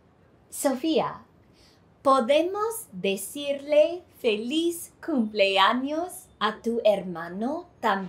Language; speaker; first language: Spanish; non-native, fluent; English